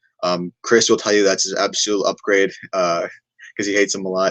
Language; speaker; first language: English; native; English